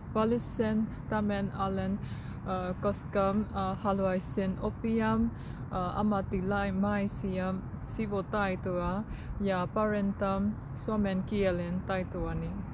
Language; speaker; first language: Finnish; non-native, learner; Burmese